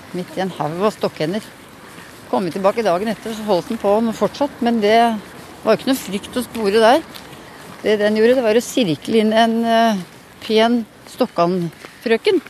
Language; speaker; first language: Norwegian; native; Norwegian